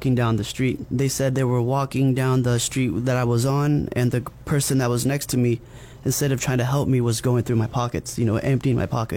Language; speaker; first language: English; native; English